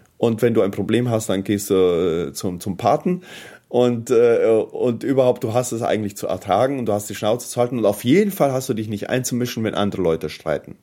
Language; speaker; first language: German; early bilingual, heritage; German